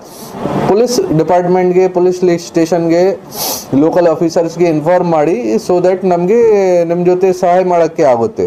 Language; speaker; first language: Kannada; non-native, local second language; Hindi